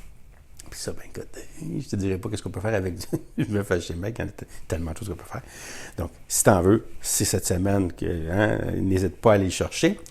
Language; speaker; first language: French; native; French